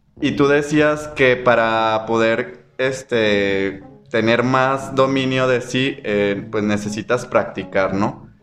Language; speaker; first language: Spanish; native; Spanish